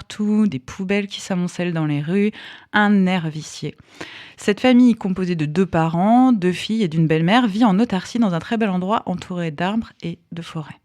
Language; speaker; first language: French; native; French